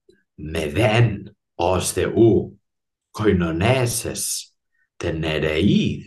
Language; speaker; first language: Greek; non-native, fluent; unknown